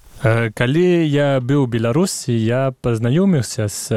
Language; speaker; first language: Belarusian; non-native, fluent; French